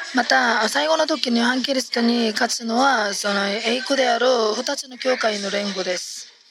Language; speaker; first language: Japanese; non-native, fluent; Korean